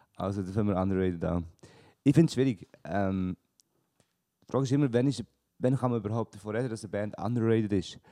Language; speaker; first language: German; native; German